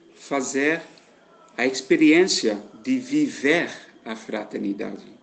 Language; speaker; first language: Portuguese; non-native, fluent; Dutch